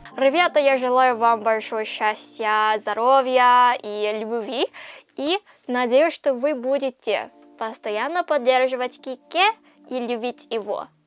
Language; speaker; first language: Russian; non-native, fluent; Korean